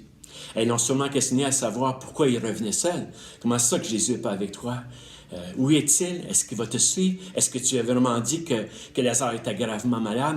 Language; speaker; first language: French; native; French